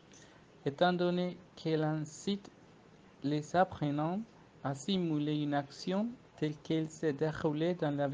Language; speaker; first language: French; non-native, fluent; Spanish